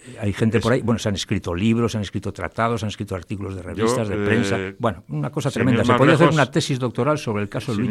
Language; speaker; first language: Spanish; native; Spanish